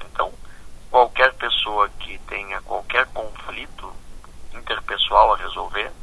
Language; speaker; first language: Portuguese; native; Portuguese